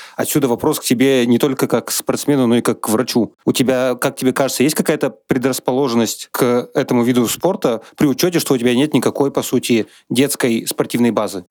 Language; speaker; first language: Russian; native; Russian